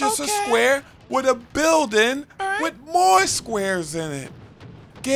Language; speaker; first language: English; native; English